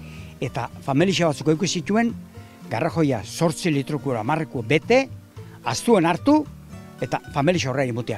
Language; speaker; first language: Basque; native; Basque